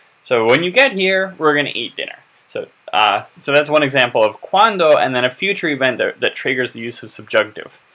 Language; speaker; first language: English; native; English